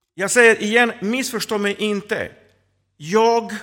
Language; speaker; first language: Swedish; non-native, fluent; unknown